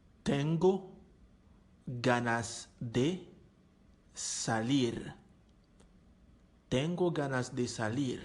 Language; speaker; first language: Spanish; non-native, learner; Haitian Creole